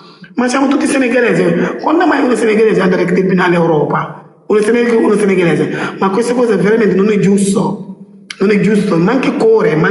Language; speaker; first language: Italian; non-native, learner; Wolof